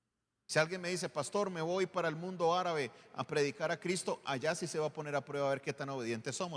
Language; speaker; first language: Spanish; native; Spanish